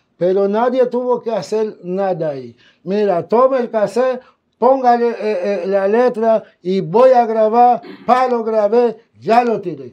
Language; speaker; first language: Spanish; non-native, fluent; Haitian Creole